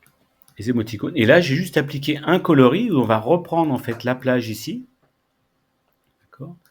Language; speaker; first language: French; native; French